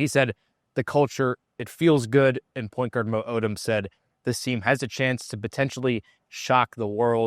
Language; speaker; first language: English; native; English